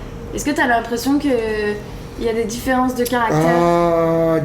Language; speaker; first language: French; native; French